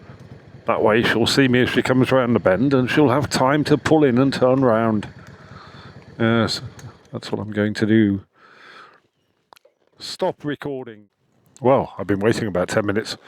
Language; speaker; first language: English; native; English